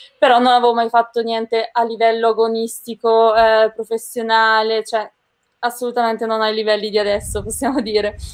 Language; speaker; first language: Italian; native; Italian